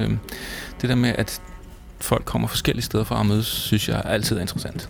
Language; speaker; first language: Danish; native; Danish